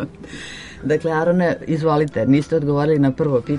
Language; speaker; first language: Serbian; native; Serbian